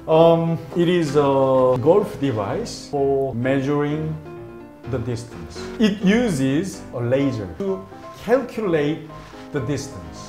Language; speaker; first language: English; non-native, learner; Korean